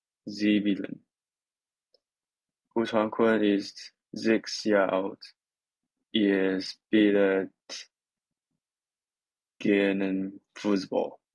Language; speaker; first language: German; non-native, learner; Chinese